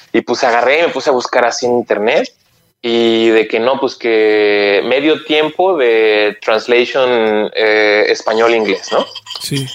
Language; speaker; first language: Spanish; native; Spanish